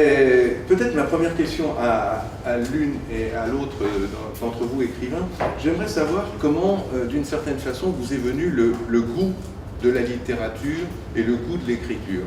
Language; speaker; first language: French; native; French